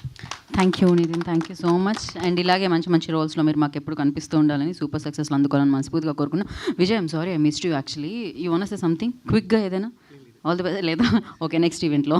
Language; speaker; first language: Telugu; native; Telugu